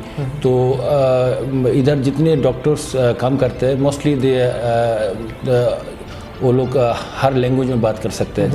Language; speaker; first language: Hindi; non-native, fluent; Bangla